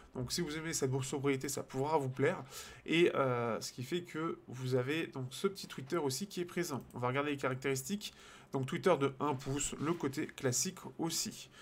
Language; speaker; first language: French; native; French